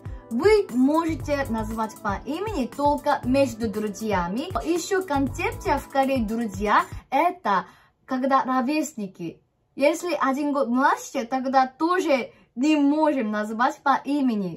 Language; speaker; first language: Russian; non-native, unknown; Korean